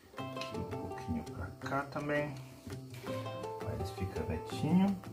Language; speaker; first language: Portuguese; non-native, learner; German